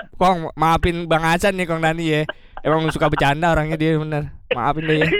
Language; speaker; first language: Indonesian; native; Indonesian